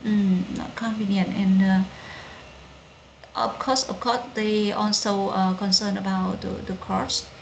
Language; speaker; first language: English; non-native, learner; Vietnamese